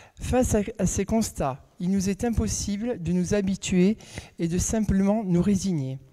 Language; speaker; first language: French; native; French